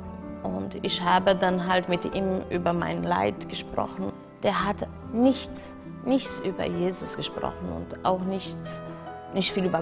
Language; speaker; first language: German; non-native, fluent; Portuguese